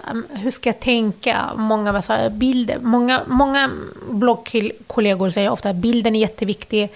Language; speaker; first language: Swedish; early bilingual, other home language; Arabic